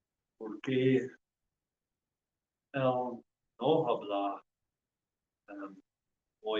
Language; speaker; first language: Spanish; non-native, learner; English